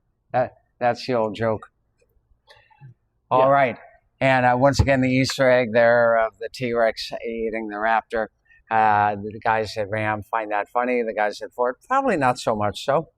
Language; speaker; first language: English; native; English